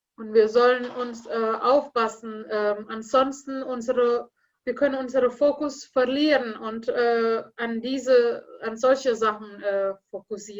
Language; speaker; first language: German; non-native, learner; Indonesian